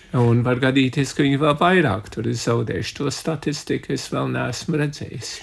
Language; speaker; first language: Latvian; early bilingual, heritage; Latvian